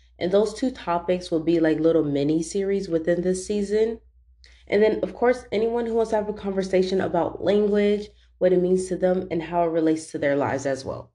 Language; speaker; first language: English; native; English